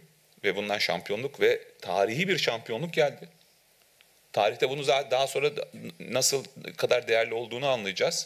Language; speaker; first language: Turkish; native; Turkish